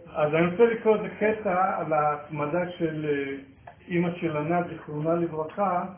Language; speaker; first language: Hebrew; native; Hebrew